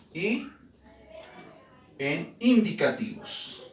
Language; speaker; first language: Spanish; native; Spanish